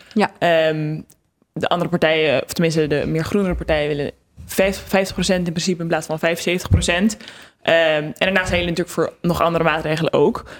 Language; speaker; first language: Dutch; native; Dutch